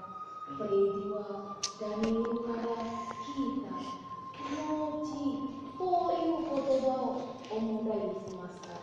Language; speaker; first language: Japanese; non-native, learner; Indonesian